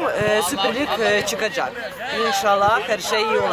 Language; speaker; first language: Turkish; non-native, learner; Russian